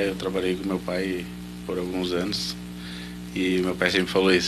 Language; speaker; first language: Portuguese; native; Portuguese